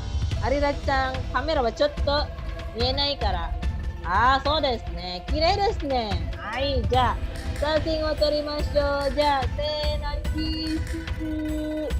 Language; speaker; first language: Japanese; non-native, fluent; Indonesian